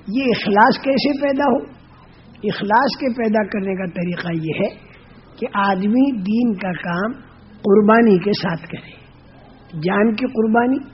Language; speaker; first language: Urdu; non-native, local second language; Gujarati